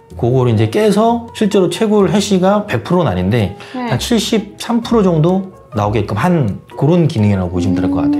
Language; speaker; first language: Korean; native; Korean